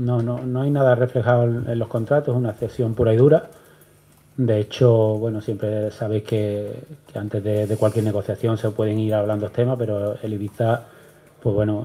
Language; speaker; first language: Spanish; native; Spanish